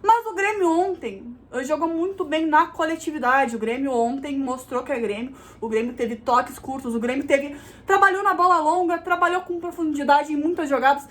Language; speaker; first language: Portuguese; native; Portuguese